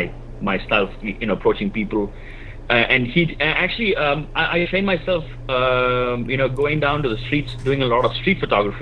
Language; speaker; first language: English; non-native, local second language; Malayalam